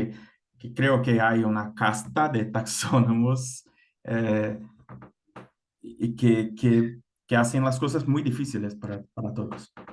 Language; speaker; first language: Spanish; non-native, fluent; Portuguese